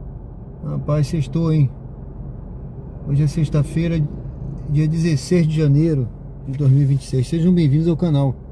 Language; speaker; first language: Portuguese; native; Portuguese